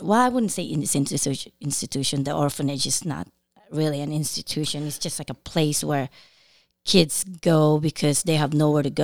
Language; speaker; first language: English; non-native, local second language; Filipino